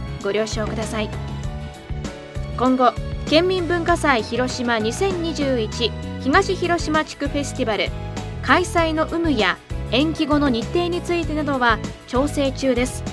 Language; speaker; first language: Japanese; native; Japanese